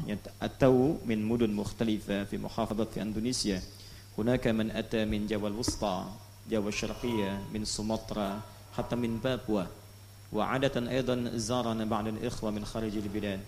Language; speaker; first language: Arabic; non-native, fluent; Indonesian